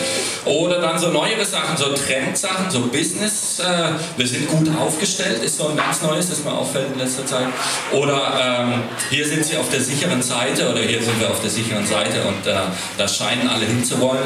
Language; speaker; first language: German; native; German